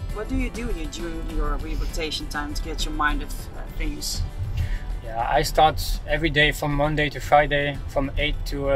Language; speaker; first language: English; non-native, learner; French